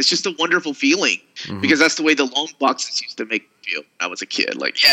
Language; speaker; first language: English; early bilingual, other home language; Spanish